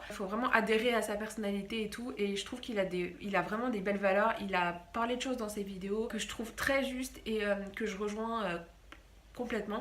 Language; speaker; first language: French; native; French